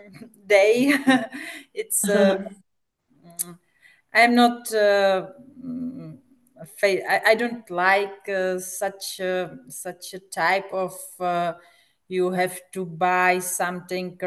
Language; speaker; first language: English; non-native, fluent; Czech